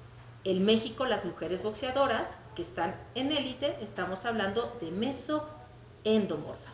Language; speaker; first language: Spanish; native; Spanish